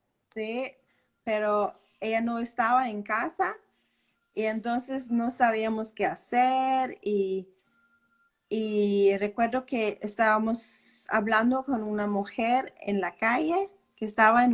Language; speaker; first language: Spanish; non-native, fluent; Danish